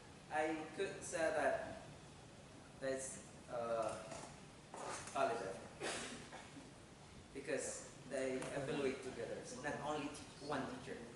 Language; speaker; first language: English; non-native, fluent; Indonesian